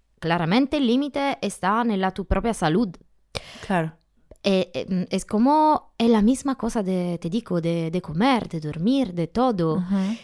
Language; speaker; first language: Spanish; non-native, learner; Italian